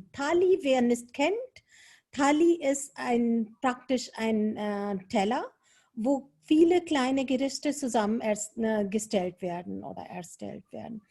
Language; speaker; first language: German; non-native, fluent; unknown